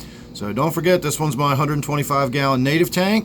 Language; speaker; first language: English; native; English